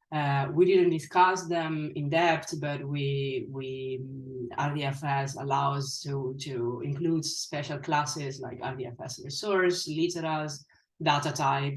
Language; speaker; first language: English; non-native, fluent; Italian